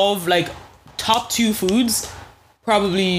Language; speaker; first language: English; native; English